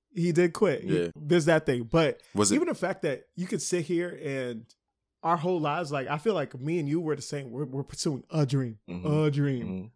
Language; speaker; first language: English; early bilingual, other home language; Haitian Creole